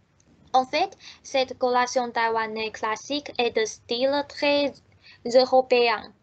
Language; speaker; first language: French; non-native, learner; Chinese